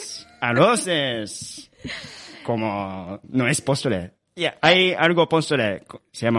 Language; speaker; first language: Spanish; non-native, learner; Japanese